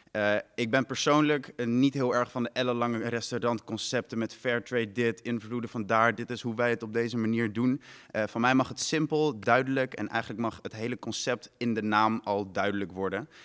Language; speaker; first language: Dutch; native; Dutch